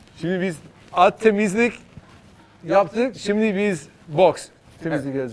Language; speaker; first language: Turkish; non-native, learner; English